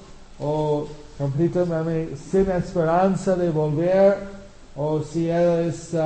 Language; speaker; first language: Spanish; non-native, fluent; English